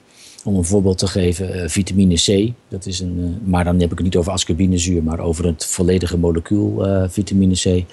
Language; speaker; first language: Dutch; native; Dutch